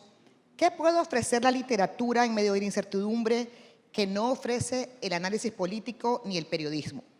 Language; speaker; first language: Spanish; native; Spanish